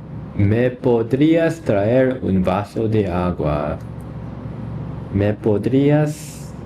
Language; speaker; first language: Spanish; non-native, learner; English